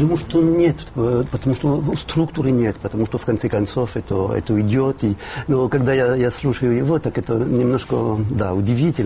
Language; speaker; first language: Russian; non-native, fluent; French